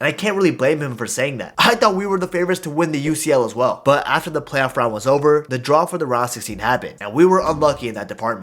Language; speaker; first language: English; native; English